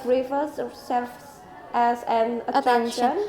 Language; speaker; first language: English; non-native, learner; Indonesian